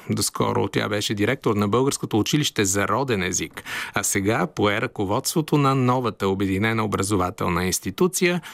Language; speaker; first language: Bulgarian; native; Bulgarian